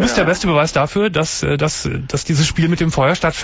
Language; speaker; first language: German; native; German